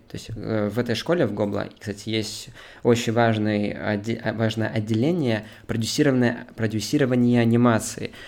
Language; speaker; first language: Russian; native; Russian